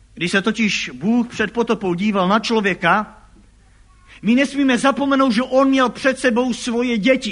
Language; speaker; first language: Czech; native; Czech